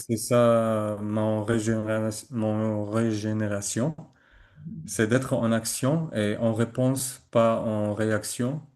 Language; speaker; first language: French; non-native, learner; Arabic